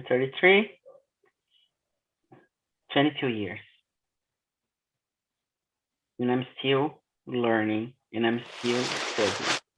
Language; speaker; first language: English; non-native, fluent; Portuguese